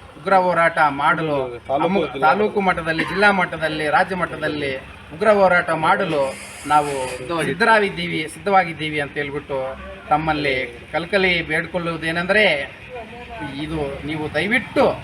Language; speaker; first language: Kannada; native; Kannada